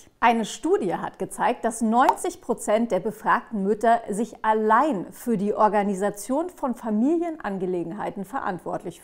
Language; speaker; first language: German; native; German